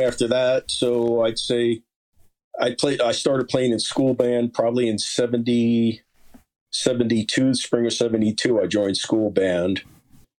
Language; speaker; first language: English; native; English